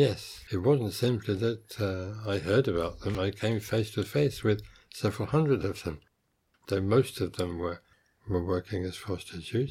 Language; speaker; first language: English; native; English